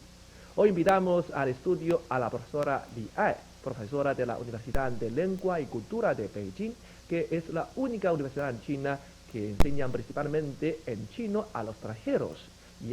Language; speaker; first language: Spanish; non-native, fluent; Chinese